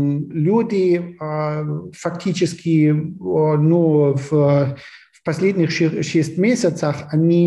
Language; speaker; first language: Russian; non-native, fluent; German